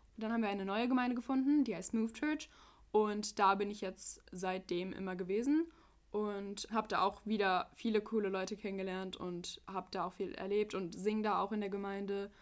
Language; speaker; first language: German; early bilingual, other home language; English